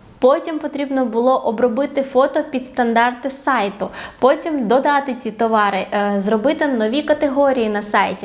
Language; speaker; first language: Ukrainian; non-native, local second language; Russian